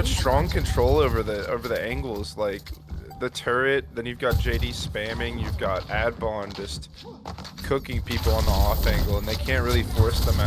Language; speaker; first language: English; native; English